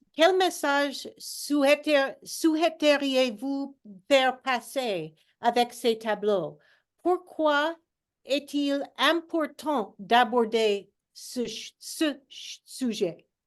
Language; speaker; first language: French; non-native, fluent; English